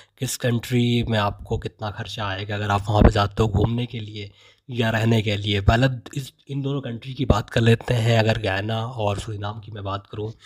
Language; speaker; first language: Hindi; native; Hindi